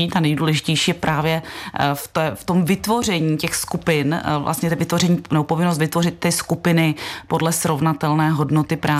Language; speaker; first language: Czech; native; Czech